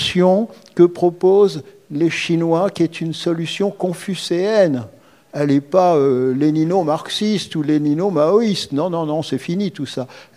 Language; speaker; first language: French; native; French